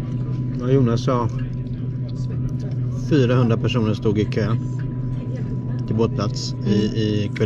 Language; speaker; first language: Swedish; native; Swedish